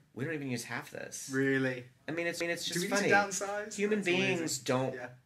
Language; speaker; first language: English; native; English